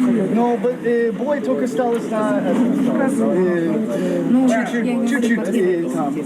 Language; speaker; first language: Russian; non-native, learner; English